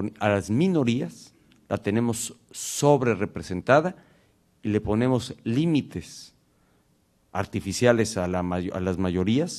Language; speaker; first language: Spanish; native; Spanish